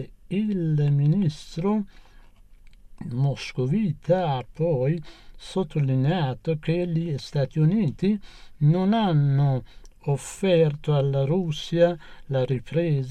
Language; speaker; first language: Italian; non-native, fluent; Persian